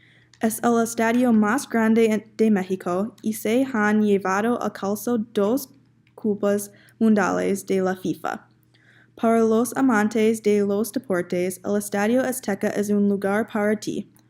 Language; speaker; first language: Spanish; non-native, learner; English